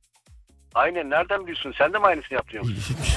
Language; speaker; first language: Turkish; early bilingual, heritage; Turkish